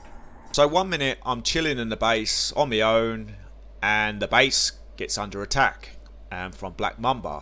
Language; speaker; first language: English; native; English